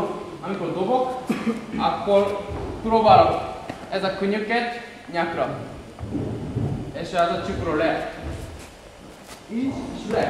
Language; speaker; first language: Hungarian; non-native, learner; Japanese